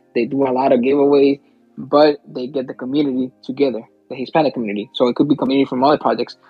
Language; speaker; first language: English; early bilingual, other home language; Spanish